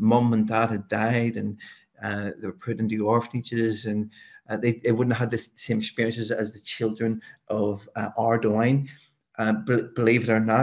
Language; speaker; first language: English; native; English